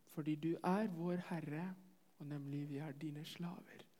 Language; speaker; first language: Norwegian; non-native, fluent; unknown